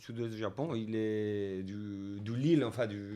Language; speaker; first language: French; non-native, fluent; Spanish